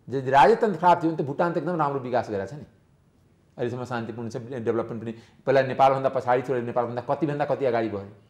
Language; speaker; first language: Nepali; native; Nepali